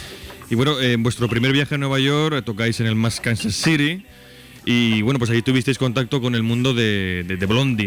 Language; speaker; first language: Spanish; native; Spanish